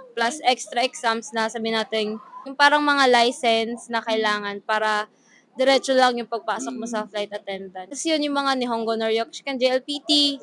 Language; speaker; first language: Filipino; non-native, local second language; Bikol